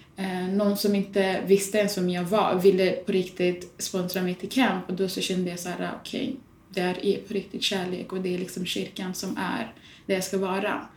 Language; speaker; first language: Swedish; early bilingual, other home language; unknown